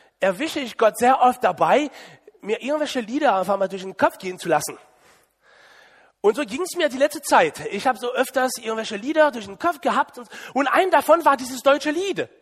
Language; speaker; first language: German; non-native, fluent; French